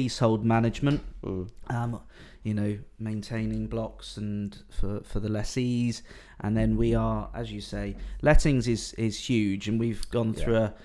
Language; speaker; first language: English; native; English